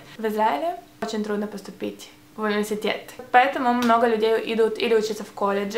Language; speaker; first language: Russian; early bilingual, heritage; Russian